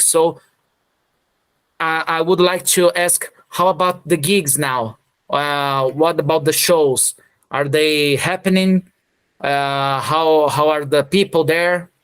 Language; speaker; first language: English; non-native, fluent; Portuguese